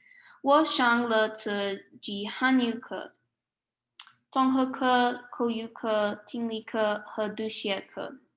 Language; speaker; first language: Chinese; non-native, learner; English